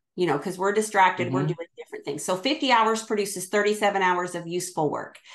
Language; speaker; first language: English; native; English